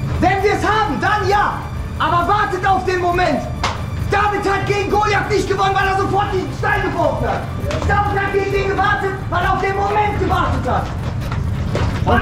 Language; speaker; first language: German; native; German